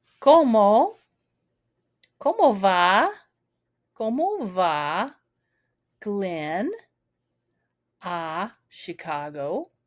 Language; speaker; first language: Spanish; non-native, fluent; English